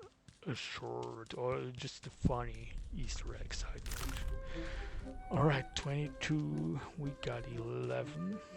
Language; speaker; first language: English; non-native, fluent; German